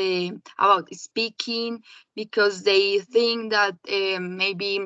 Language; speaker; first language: English; non-native, learner; Spanish